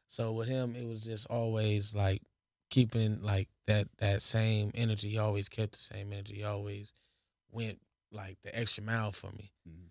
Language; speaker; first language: English; native; English